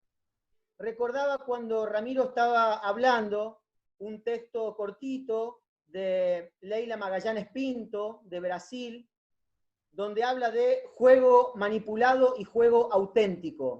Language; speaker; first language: Spanish; native; Spanish